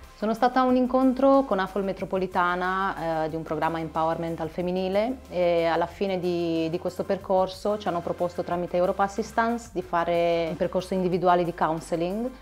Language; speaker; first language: Italian; non-native, fluent; Romanian